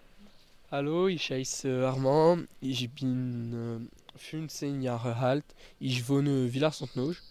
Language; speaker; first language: German; non-native, learner; French